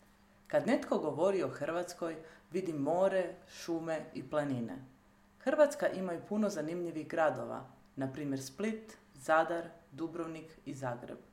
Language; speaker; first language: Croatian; early bilingual, heritage; Croatian